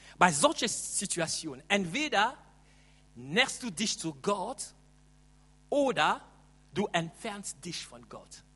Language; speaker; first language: German; non-native, fluent; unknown